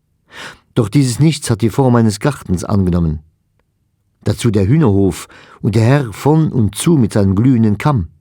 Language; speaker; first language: German; non-native, local second language; Luxembourgish